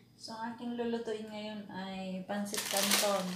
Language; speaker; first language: Filipino; native; Filipino